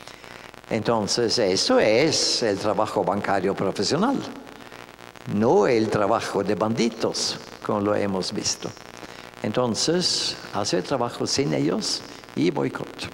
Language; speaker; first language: Spanish; non-native, fluent; Norwegian